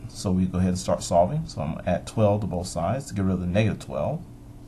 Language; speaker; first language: English; native; English